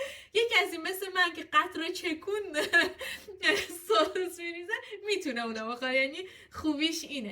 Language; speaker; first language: Persian; native; Persian